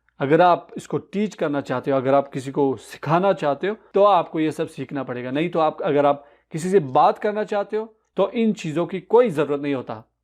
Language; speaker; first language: Urdu; non-native, local second language; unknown